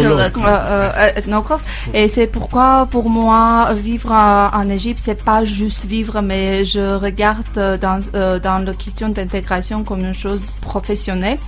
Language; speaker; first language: French; non-native, learner; Armenian